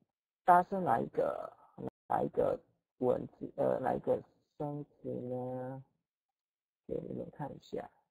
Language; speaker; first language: Chinese; non-native, fluent; Indonesian